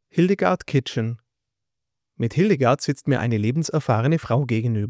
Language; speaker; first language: German; native; German